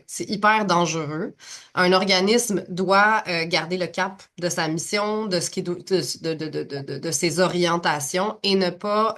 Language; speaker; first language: French; native; French